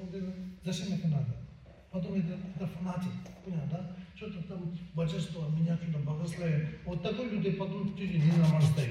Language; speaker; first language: Russian; non-native, learner; Tibetan